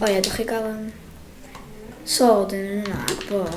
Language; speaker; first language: Welsh; native; Welsh